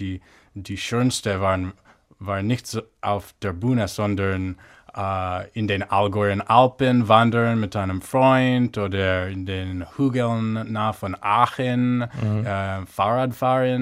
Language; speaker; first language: German; non-native, fluent; English